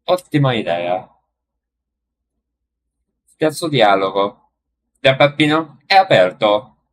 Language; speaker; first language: Italian; non-native, learner; English